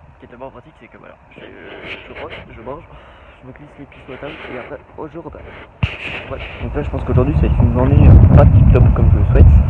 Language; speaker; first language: French; native; French